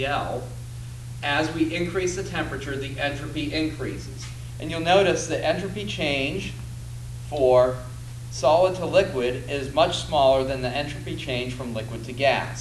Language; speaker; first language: English; native; English